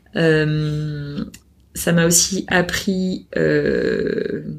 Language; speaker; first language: French; native; French